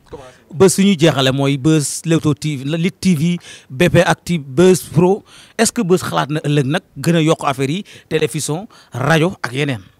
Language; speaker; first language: Wolof; native; Wolof